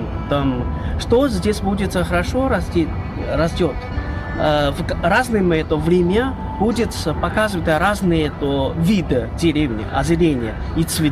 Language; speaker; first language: Russian; non-native, learner; Chinese